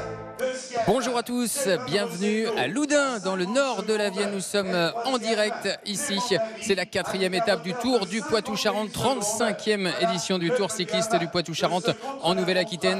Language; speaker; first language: French; native; French